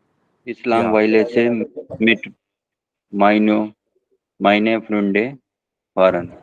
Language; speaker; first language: German; non-native, learner; Hindi